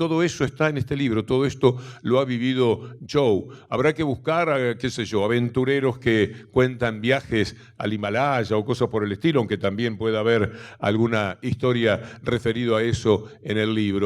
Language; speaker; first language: Spanish; native; Spanish